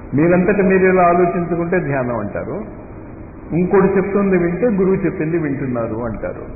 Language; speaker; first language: Telugu; non-native, fluent; Hindi